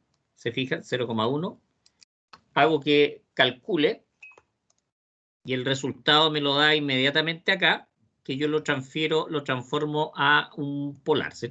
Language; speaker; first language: Spanish; native; Spanish